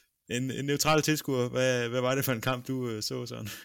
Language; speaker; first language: Danish; native; Danish